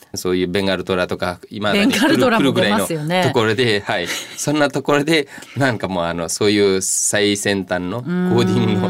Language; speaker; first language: Japanese; non-native, fluent; Nepali